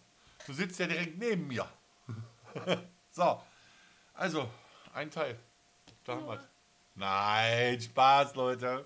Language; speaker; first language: German; native; German